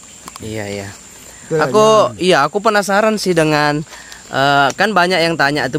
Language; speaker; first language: Indonesian; native; Indonesian